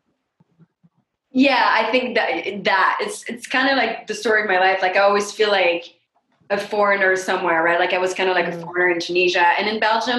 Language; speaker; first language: English; non-native, fluent; French